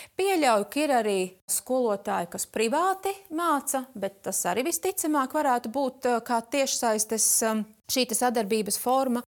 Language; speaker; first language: Latvian; native; Latvian